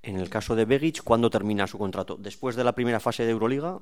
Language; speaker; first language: Spanish; native; Spanish